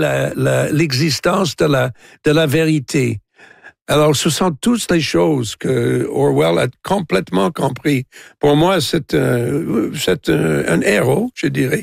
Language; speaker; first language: French; non-native, local second language; English